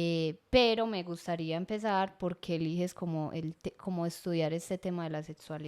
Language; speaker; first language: Spanish; native; Spanish